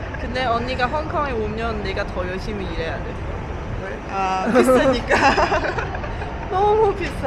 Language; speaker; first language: Korean; non-native, fluent; Cantonese